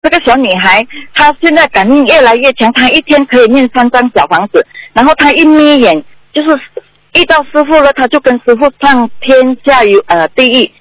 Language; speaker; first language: Chinese; native; Chinese